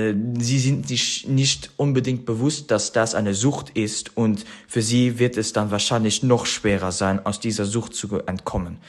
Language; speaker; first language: German; non-native, local second language; Luxembourgish